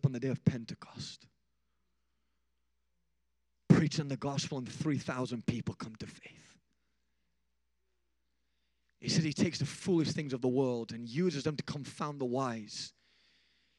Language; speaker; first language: English; native; English